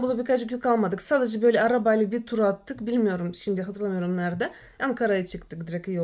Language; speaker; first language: Turkish; non-native, fluent; Russian